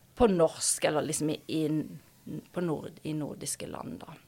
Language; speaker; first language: Norwegian; native; Norwegian